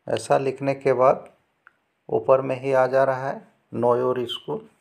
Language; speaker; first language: Hindi; native; Hindi